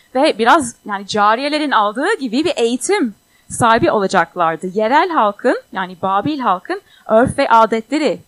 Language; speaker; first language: Turkish; non-native, fluent; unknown